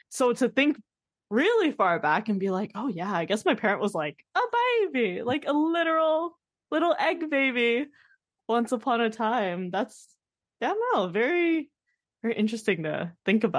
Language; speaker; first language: English; native; English